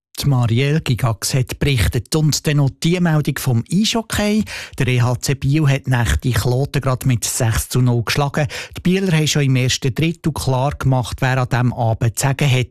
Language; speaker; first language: German; native; German